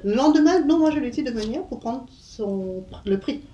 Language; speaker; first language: French; non-native, fluent; English